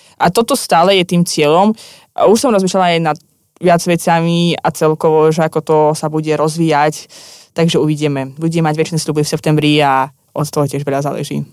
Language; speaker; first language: Slovak; non-native, fluent; Russian